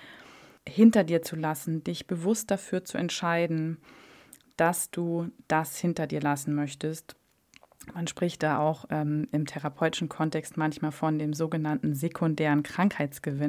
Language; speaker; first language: German; native; German